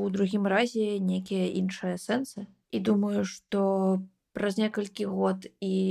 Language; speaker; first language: Belarusian; non-native, local second language; Russian